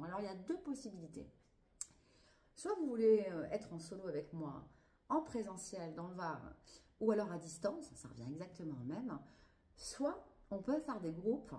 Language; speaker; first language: French; native; French